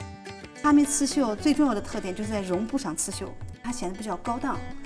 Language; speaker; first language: Chinese; native; Chinese